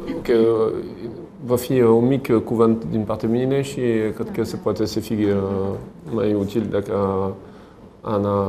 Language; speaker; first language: Romanian; non-native, learner; French